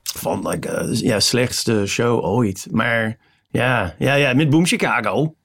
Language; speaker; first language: Dutch; non-native, fluent; English